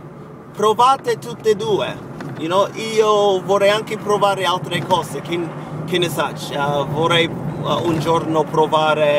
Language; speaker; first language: Italian; non-native, fluent; English